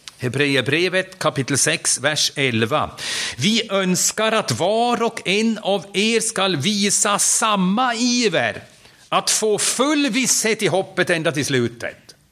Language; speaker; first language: Swedish; non-native, fluent; German